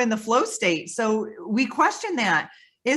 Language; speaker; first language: English; native; English